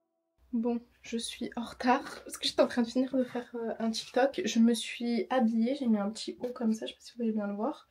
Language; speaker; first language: French; native; French